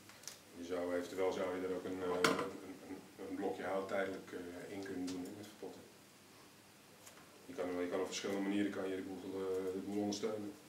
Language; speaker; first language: Dutch; native; Dutch